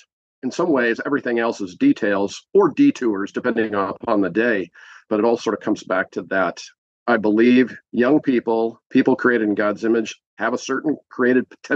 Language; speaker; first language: English; native; English